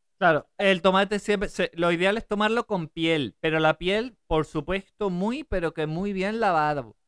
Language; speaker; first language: Spanish; early bilingual, other home language; German